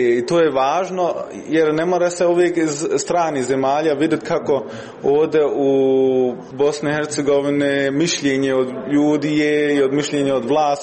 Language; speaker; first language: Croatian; early bilingual, heritage; Croatian